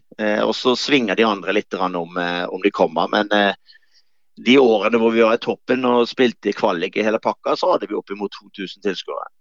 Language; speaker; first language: Norwegian; native; Norwegian